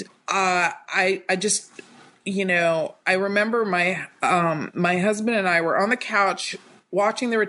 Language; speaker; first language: English; native; English